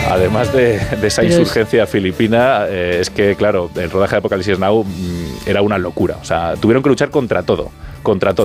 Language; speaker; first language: Spanish; native; Spanish